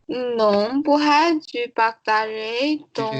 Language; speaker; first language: French; non-native, learner; Chinese